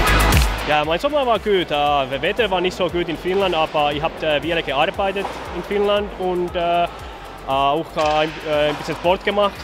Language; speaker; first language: German; non-native, learner; Finnish